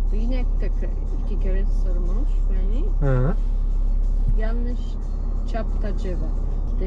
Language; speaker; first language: Turkish; non-native, learner; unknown